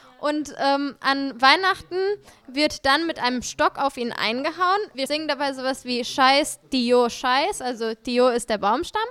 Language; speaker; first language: German; native; German